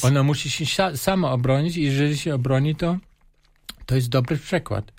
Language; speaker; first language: Polish; non-native, fluent; German